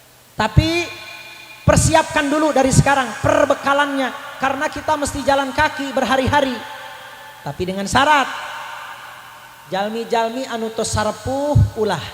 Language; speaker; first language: Indonesian; native; Indonesian